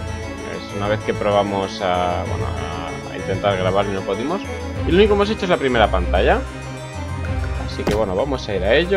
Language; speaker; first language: Spanish; native; Spanish